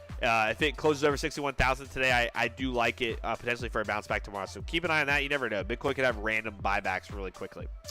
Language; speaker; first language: English; native; English